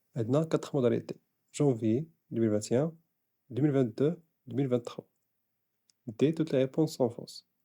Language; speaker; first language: French; non-native, local second language; Arabic